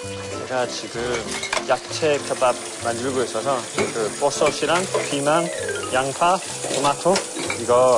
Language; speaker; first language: Korean; non-native, fluent; English